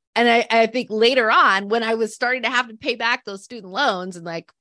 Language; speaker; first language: English; native; English